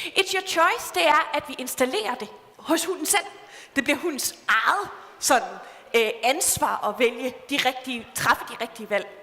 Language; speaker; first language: Danish; native; Danish